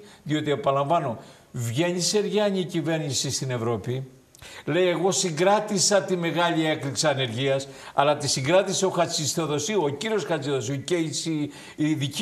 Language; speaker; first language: Greek; native; Greek